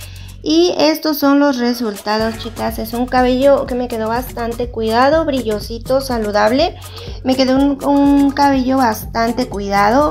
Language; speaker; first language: Spanish; native; Spanish